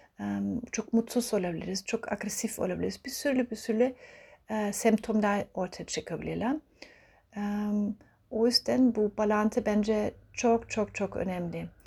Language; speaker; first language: Turkish; early bilingual, heritage; Turkish